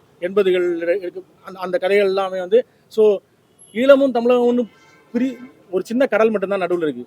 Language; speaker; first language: Tamil; native; Tamil